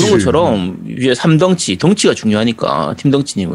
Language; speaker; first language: Korean; native; Korean